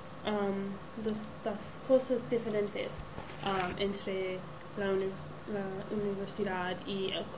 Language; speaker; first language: Spanish; non-native, learner; English